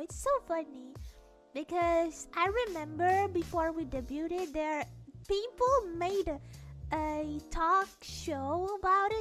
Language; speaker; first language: English; non-native, fluent; Indonesian